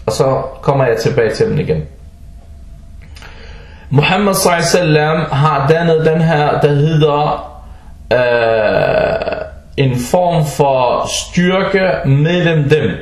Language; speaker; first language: Danish; non-native, fluent; Arabic